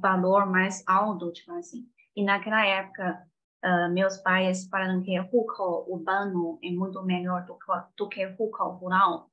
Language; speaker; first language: Portuguese; non-native, fluent; Chinese